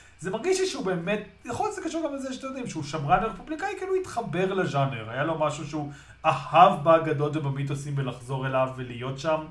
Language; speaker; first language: Hebrew; native; Hebrew